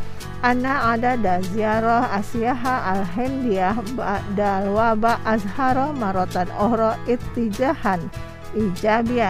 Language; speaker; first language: Arabic; non-native, fluent; Indonesian